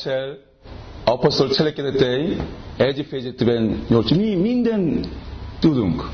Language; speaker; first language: Hungarian; non-native, learner; Korean